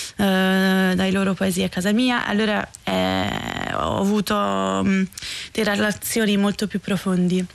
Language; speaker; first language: Italian; non-native, fluent; English